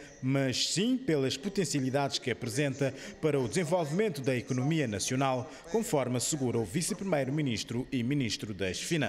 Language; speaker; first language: Portuguese; non-native, local second language; Kabuverdianu